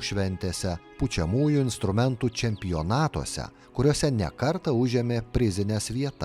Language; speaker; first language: Lithuanian; native; Lithuanian